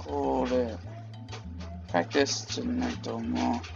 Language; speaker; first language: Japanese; non-native, learner; English